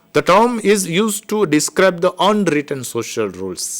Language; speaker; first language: English; non-native, local second language; Gujarati